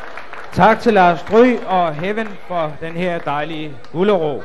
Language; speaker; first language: Danish; native; Danish